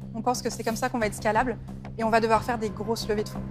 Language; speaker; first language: French; native; French